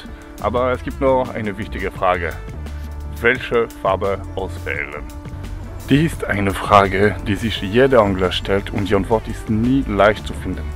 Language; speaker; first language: German; non-native, fluent; French